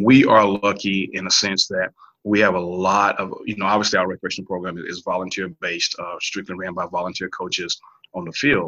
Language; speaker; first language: English; native; English